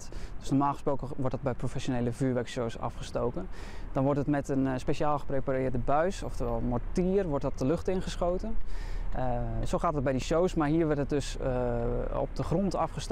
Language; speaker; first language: Dutch; native; Dutch